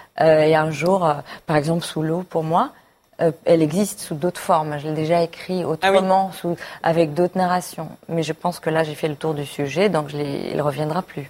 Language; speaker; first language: French; early bilingual, other home language; Hebrew